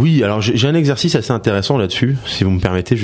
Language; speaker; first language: French; native; French